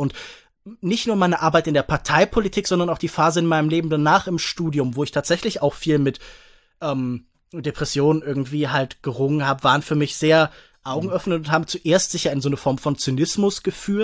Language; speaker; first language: German; native; German